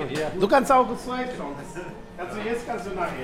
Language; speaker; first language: German; non-native, learner; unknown